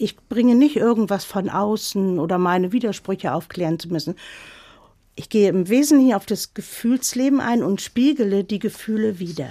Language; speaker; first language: German; native; German